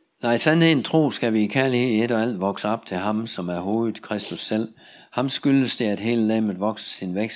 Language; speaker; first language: Danish; non-native, learner; Russian